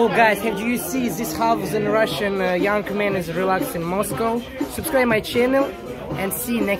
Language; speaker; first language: English; non-native, learner; Russian